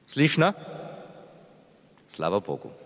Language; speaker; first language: Russian; non-native, learner; German